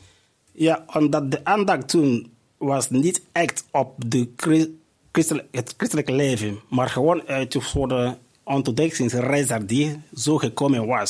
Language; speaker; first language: Dutch; non-native, fluent; Igbo